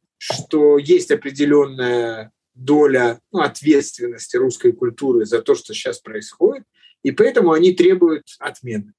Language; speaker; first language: Russian; native; Russian